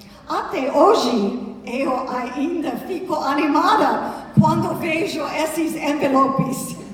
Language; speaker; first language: Portuguese; non-native, learner; English